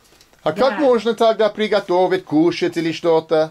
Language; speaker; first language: Russian; non-native, learner; English